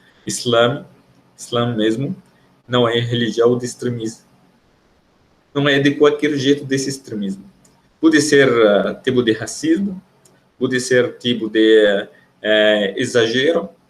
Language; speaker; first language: Portuguese; non-native, fluent; Arabic